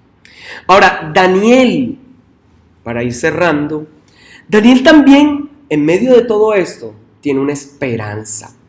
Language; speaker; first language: Spanish; native; Spanish